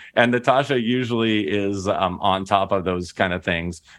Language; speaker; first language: English; native; English